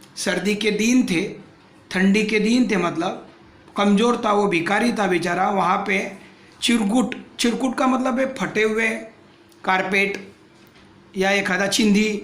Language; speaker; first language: Hindi; non-native, local second language; Marathi